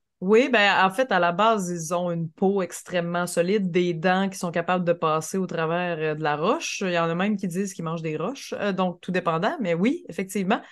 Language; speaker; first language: French; native; French